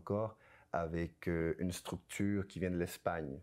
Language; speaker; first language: French; non-native, fluent; Spanish